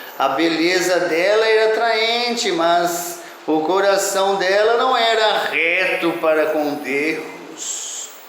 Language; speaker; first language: Portuguese; native; Portuguese